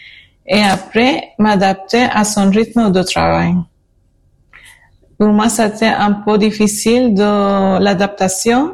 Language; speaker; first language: French; non-native, fluent; Spanish